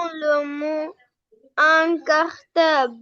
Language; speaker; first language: French; non-native, learner; Arabic